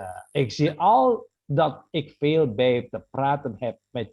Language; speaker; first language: Dutch; non-native, fluent; Indonesian